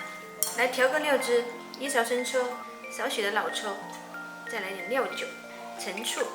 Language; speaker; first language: Chinese; native; Chinese